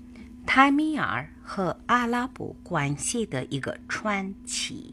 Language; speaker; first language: Chinese; non-native, fluent; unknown